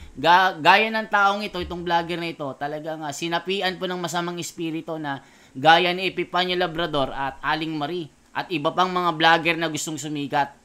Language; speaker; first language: Filipino; native; Filipino